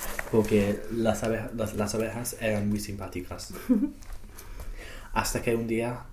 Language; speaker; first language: Spanish; non-native, learner; English